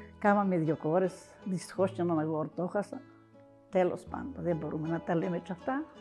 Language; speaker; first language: Greek; native; Greek